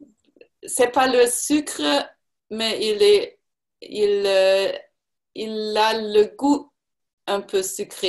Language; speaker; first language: French; non-native, learner; German